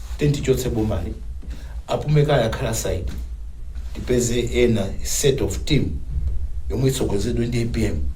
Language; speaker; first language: Nyanja; non-native, local second language; Tumbuka